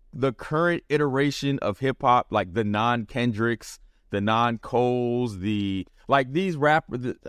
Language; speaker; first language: English; native; English